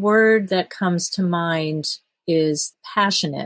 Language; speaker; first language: English; native; English